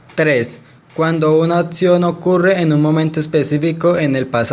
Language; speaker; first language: Spanish; native; Spanish